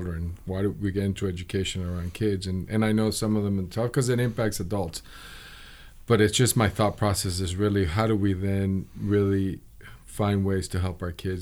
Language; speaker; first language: English; early bilingual, other home language; Spanish